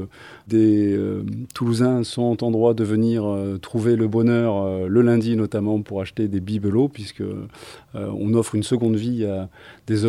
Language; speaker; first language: French; native; French